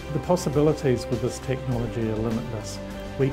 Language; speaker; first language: English; native; English